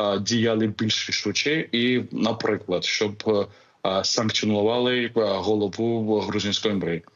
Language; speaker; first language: Ukrainian; non-native, fluent; Georgian